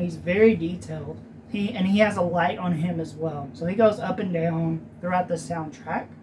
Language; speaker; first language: English; native; English